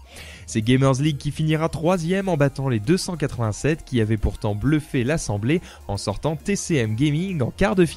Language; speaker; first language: French; native; French